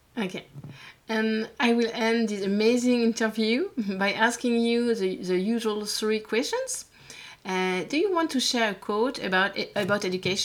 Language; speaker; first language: English; non-native, learner; French